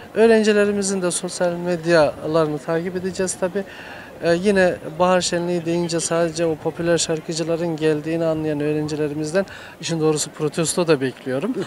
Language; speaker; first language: Turkish; native; Turkish